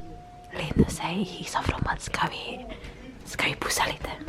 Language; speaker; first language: Swedish; non-native, fluent; Indonesian